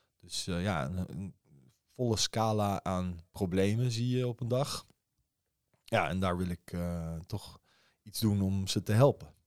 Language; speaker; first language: Dutch; early bilingual, other home language; Persian